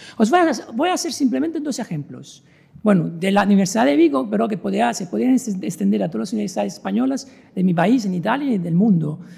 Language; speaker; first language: Spanish; non-native, fluent; Italian